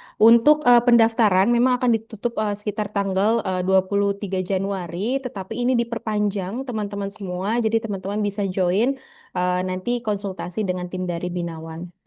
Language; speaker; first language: Indonesian; native; Indonesian